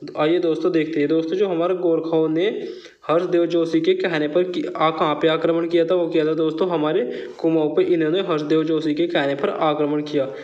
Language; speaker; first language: Hindi; native; Hindi